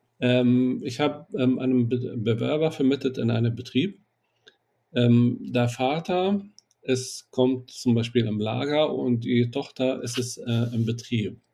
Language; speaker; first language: German; non-native, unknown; Arabic